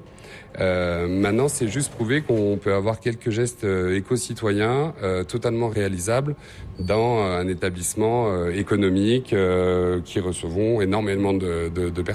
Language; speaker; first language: French; native; French